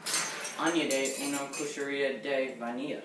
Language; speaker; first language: Spanish; non-native, learner; English